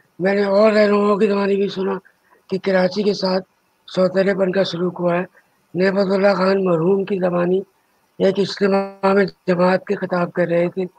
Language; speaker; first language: Urdu; native; Urdu